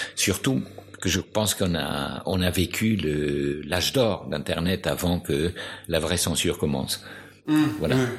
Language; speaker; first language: French; non-native, fluent; Spanish